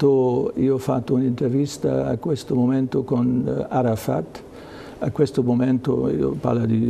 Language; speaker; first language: Italian; non-native, learner; German